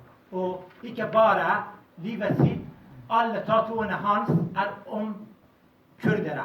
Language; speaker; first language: Norwegian; non-native, fluent; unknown